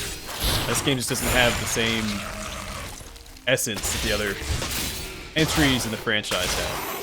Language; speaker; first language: English; native; English